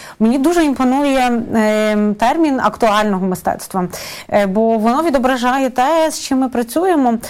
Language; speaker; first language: Ukrainian; native; Ukrainian